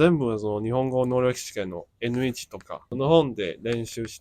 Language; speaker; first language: Japanese; non-native, fluent; Chinese